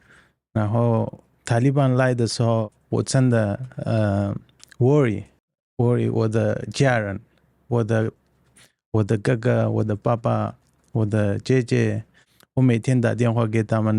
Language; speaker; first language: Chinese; non-native, learner; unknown